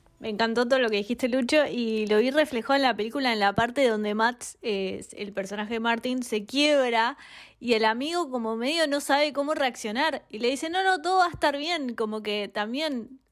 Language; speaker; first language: Spanish; native; Spanish